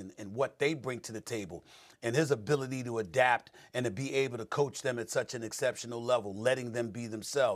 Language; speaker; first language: English; native; English